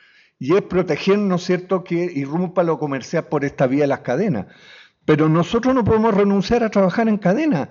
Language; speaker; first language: Spanish; native; Spanish